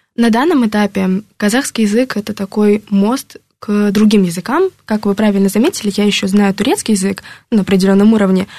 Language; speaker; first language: Russian; native; Russian